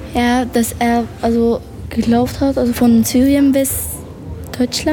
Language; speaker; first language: German; early bilingual, other home language; Arabic